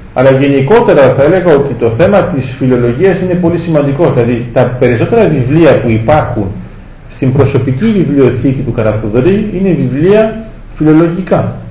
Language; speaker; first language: Greek; early bilingual, heritage; Greek